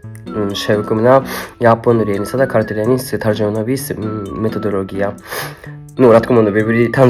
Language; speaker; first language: Georgian; non-native, fluent; Japanese